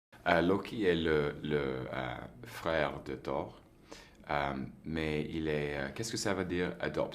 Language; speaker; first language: French; non-native, fluent; English